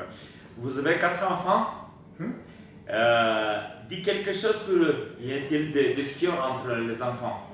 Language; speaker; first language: French; non-native, learner; Bulgarian